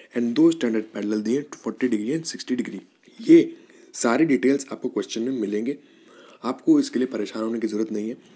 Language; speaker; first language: Hindi; native; Hindi